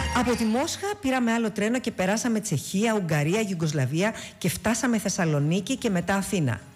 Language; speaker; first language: Greek; early bilingual, other home language; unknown